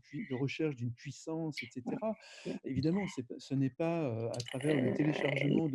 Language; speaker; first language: French; native; French